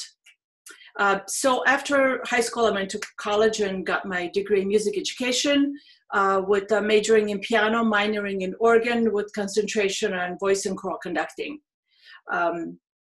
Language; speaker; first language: English; non-native, fluent; Serbian